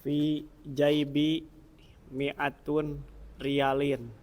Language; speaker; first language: Arabic; non-native, learner; Indonesian